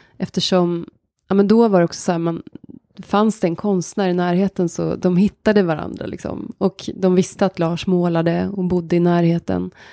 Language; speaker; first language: Swedish; native; Swedish